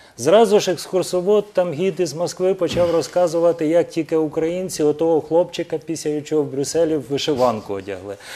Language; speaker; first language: Ukrainian; native; Ukrainian